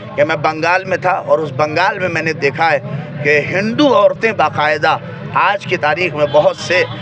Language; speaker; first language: Urdu; native; Urdu